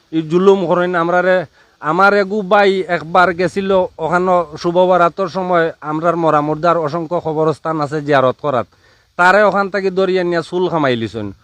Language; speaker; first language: Bangla; native; Bangla